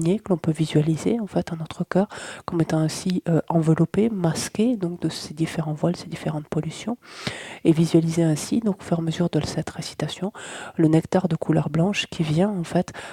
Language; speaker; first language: French; native; French